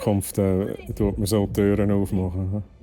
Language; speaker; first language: German; native; German